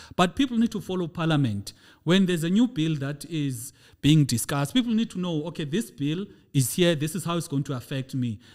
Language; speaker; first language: English; non-native, local second language; Xhosa